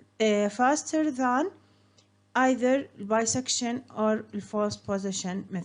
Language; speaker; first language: English; non-native, fluent; Arabic